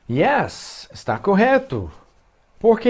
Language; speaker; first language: Portuguese; non-native, fluent; English